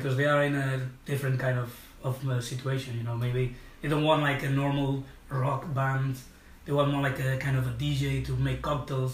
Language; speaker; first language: English; non-native, fluent; Spanish